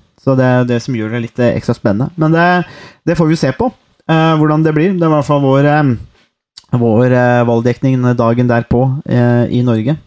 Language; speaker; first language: Norwegian; native; Norwegian